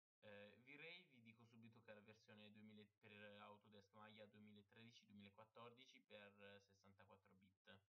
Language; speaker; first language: Italian; native; Italian